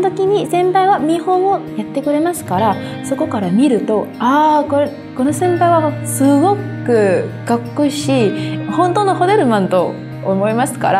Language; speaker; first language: Japanese; non-native, fluent; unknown